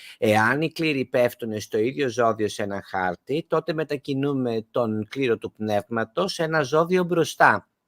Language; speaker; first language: Greek; native; Greek